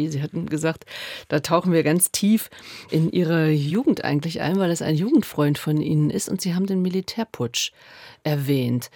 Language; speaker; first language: German; native; German